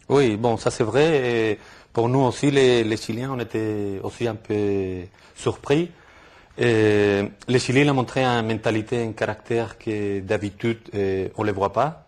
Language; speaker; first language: French; non-native, fluent; Spanish